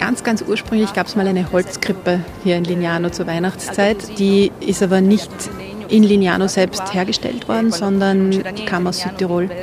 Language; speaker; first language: German; non-native, local second language; Italian